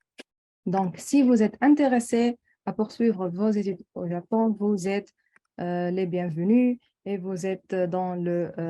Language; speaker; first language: French; non-native, local second language; Arabic